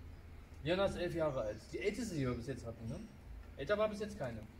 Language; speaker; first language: German; native; German